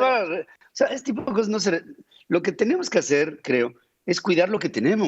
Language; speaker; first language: Spanish; native; Spanish